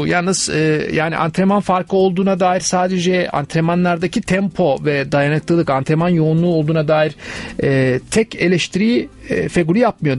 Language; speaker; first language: Turkish; native; Turkish